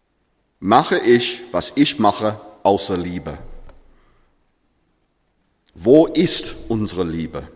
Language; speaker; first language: German; non-native, fluent; English